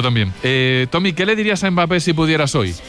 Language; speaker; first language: Spanish; native; Spanish